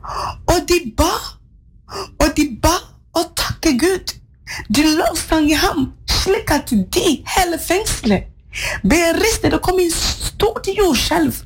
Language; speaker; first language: Norwegian; non-native, fluent; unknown